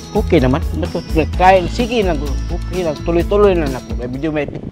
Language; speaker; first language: Filipino; non-native, local second language; Chavacano